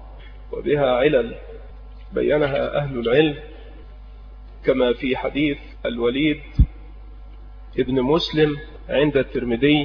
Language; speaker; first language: Arabic; native; Arabic